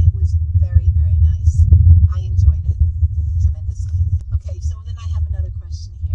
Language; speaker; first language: English; native; English